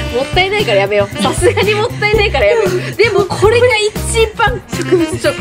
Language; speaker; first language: Japanese; native; Japanese